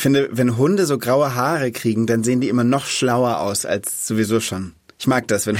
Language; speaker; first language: German; native; German